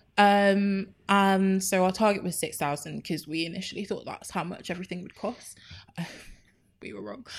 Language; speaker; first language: English; native; English